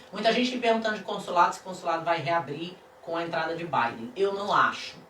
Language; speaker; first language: Portuguese; native; Portuguese